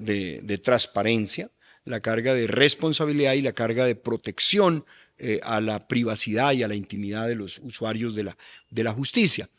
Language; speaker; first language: Spanish; native; Spanish